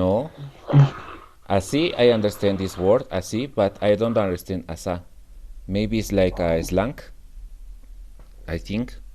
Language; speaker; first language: English; non-native, learner; Spanish